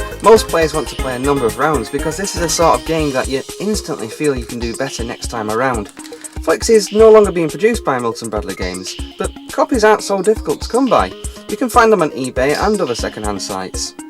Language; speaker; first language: English; native; English